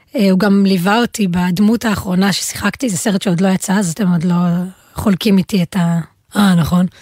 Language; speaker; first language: Hebrew; native; Hebrew